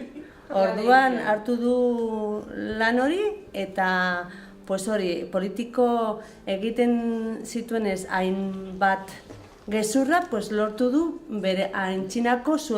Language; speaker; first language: Basque; non-native, local second language; Spanish